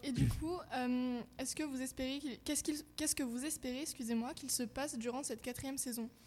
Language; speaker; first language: French; native; French